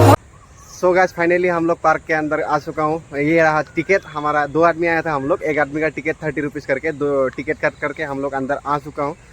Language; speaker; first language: Hindi; non-native, local second language; Assamese